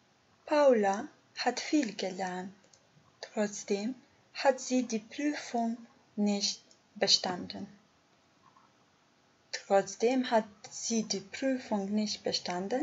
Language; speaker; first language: German; non-native, fluent; Albanian